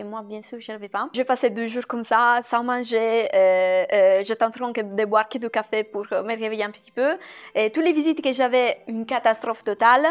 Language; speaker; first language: French; non-native, fluent; Italian